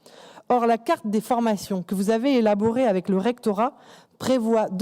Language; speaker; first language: French; native; French